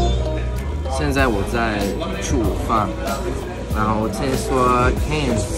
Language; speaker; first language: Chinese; non-native, learner; English